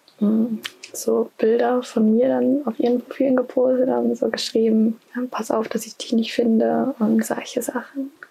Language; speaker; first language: German; native; German